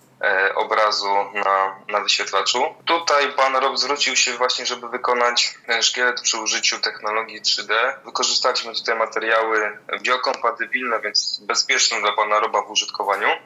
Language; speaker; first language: Polish; native; Polish